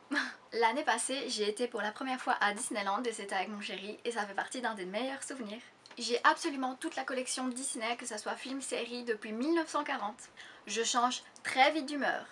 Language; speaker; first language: French; native; French